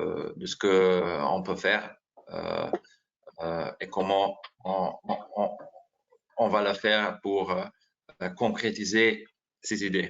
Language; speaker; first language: French; non-native, fluent; Slovenian